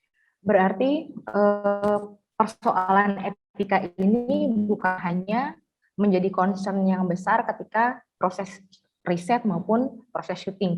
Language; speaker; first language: Indonesian; native; Indonesian